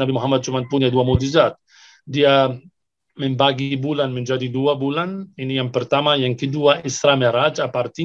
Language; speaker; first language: Indonesian; non-native, fluent; Arabic